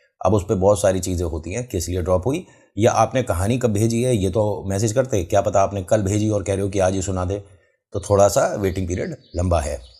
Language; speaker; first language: Hindi; native; Hindi